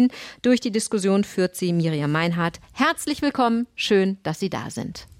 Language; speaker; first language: German; native; German